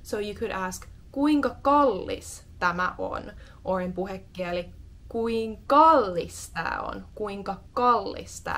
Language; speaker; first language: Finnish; non-native, fluent; English